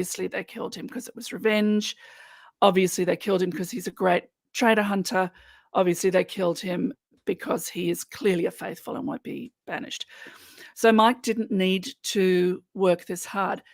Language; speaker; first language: English; native; English